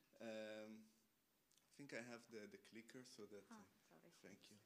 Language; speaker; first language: English; non-native, fluent; Italian